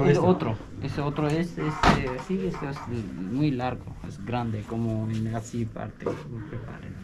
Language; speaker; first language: Spanish; non-native, learner; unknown